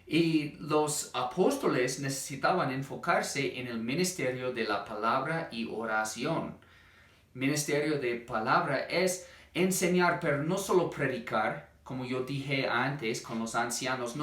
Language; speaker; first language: Spanish; non-native, fluent; English